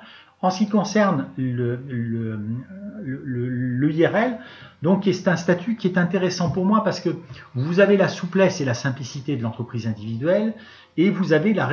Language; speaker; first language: French; native; French